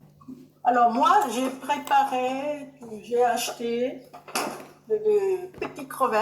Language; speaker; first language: French; non-native, learner; Japanese